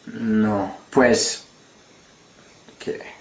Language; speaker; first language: Spanish; non-native, learner; English